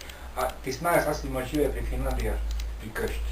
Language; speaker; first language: Bulgarian; non-native, learner; Finnish